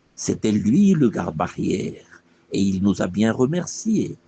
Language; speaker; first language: French; non-native, fluent; Spanish